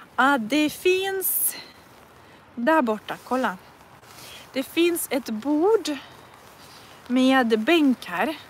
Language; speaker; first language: Swedish; non-native, fluent; Russian